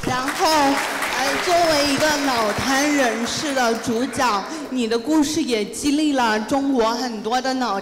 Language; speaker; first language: English; non-native, fluent; Chinese